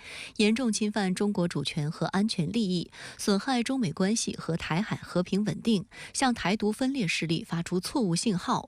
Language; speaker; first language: Chinese; native; Chinese